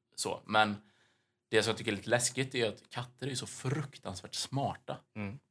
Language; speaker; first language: Swedish; native; Swedish